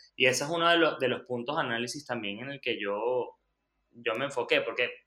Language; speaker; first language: Spanish; native; Spanish